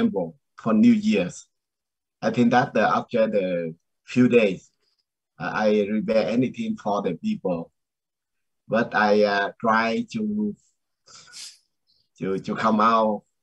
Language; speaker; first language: English; non-native, learner; Vietnamese